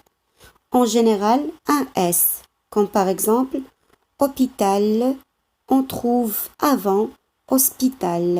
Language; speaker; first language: French; non-native, local second language; Arabic